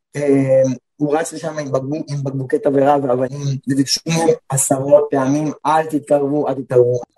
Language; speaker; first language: Hebrew; native; Hebrew